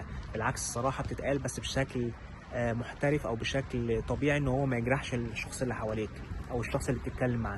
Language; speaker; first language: Arabic; native; Arabic